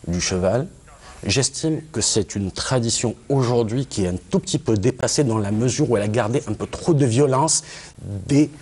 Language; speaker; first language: French; non-native, local second language; Arabic